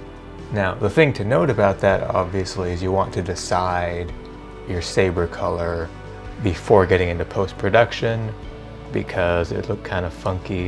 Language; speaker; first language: English; native; English